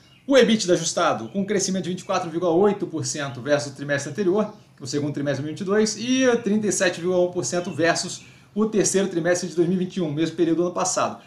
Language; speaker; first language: Portuguese; native; Portuguese